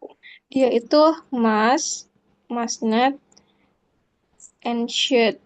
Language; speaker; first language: English; non-native, fluent; Indonesian